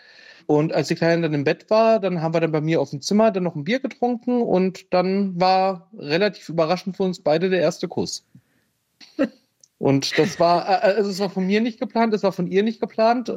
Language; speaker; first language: German; native; German